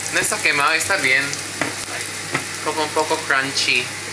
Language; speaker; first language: Spanish; non-native, learner; Filipino